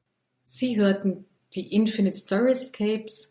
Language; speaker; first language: German; native; German